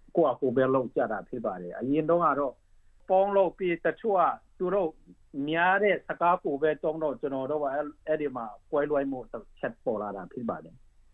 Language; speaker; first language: Burmese; non-native, local second language; Hakha Chin